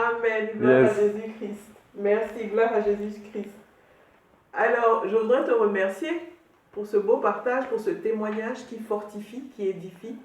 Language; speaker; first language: French; native; French